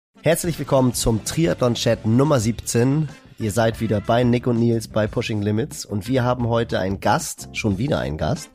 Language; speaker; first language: German; native; German